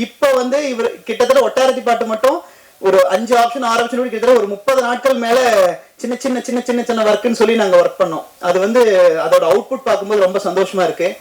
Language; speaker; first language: Tamil; native; Tamil